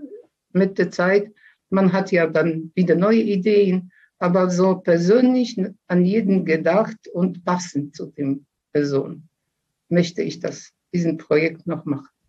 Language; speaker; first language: German; early bilingual, other home language; Polish